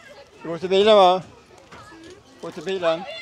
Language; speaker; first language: Swedish; native; Swedish